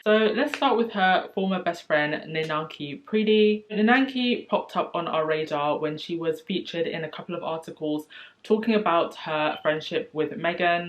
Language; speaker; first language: English; native; English